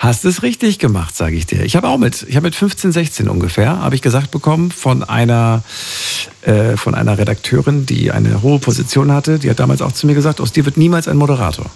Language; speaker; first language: German; native; German